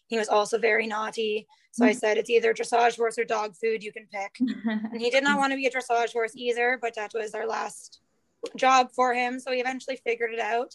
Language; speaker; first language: English; native; English